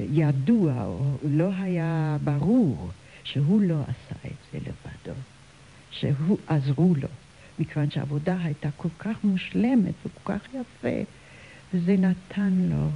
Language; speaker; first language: Hebrew; non-native, fluent; German